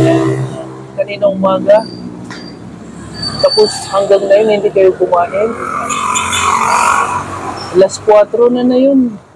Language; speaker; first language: Filipino; non-native, learner; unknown